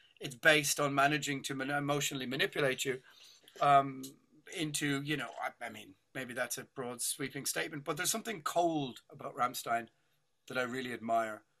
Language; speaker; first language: English; native; English